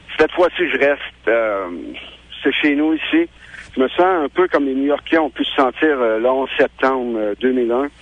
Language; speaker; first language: French; native; French